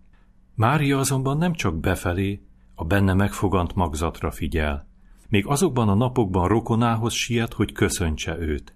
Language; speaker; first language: Hungarian; native; Hungarian